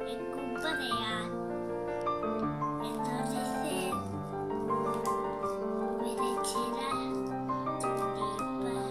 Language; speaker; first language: Basque; non-native, local second language; Spanish